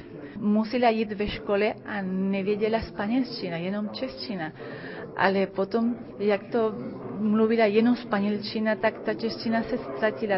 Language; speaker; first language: Czech; early bilingual, heritage; Czech